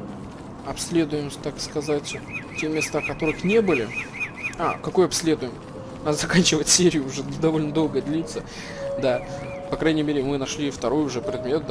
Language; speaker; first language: Russian; native; Russian